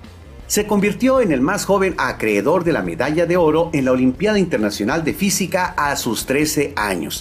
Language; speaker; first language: Spanish; native; Spanish